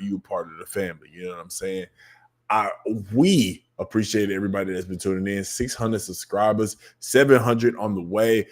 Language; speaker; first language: English; native; English